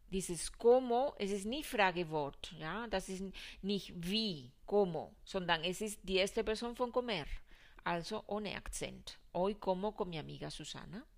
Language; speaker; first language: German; non-native, fluent; Spanish